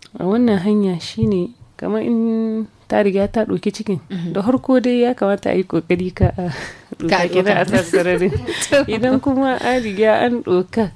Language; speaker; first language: Hausa; native; Hausa